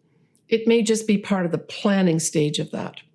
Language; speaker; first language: English; native; English